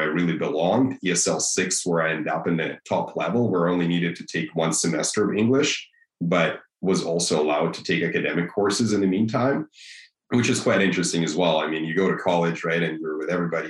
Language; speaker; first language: English; non-native, fluent; Russian